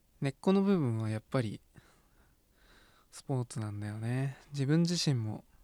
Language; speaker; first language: Japanese; native; Japanese